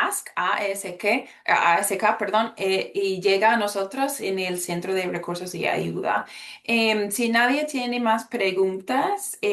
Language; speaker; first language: Spanish; early bilingual, heritage; Spanish